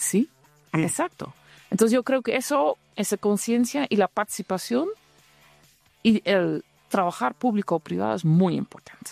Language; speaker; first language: Spanish; non-native, fluent; Dutch